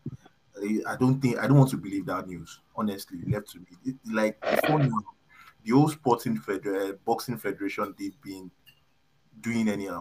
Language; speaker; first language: English; non-native, local second language; Yoruba